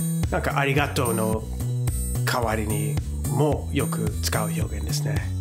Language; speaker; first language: Japanese; non-native, fluent; English